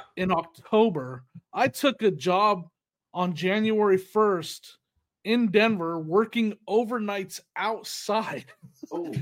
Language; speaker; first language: English; native; English